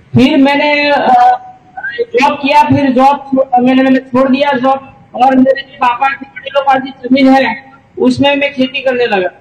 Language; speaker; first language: Hindi; non-native, local second language; Gujarati